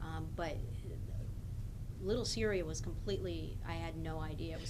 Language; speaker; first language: English; native; English